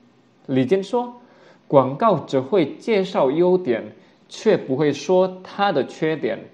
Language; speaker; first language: Chinese; non-native, fluent; Indonesian